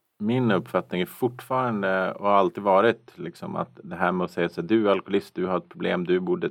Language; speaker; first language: Swedish; native; Swedish